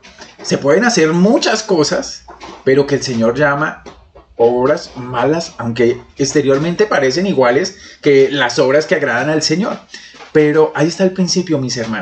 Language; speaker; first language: Spanish; native; Spanish